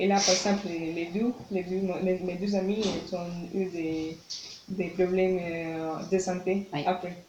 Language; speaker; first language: French; non-native, learner; Spanish